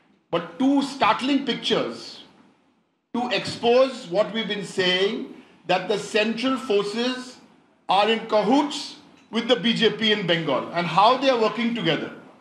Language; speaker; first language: English; native; English